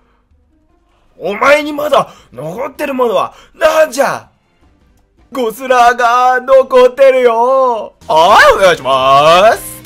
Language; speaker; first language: Japanese; native; Japanese